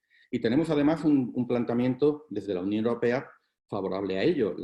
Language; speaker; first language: Spanish; native; Spanish